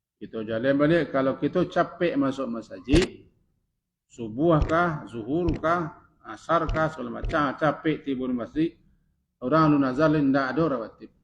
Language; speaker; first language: Malay; non-native, local second language; Minangkabau